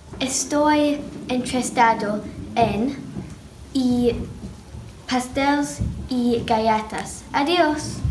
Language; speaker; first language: Spanish; non-native, learner; English